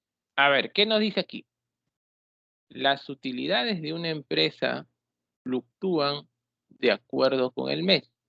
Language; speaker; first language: Spanish; native; Spanish